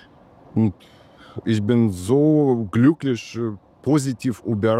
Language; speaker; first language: German; non-native, learner; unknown